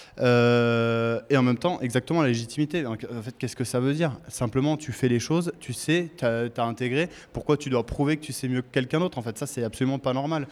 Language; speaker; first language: French; native; French